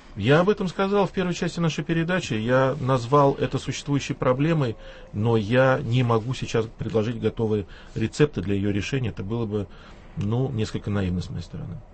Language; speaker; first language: Russian; native; Russian